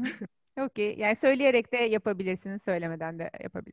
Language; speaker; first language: Turkish; native; Turkish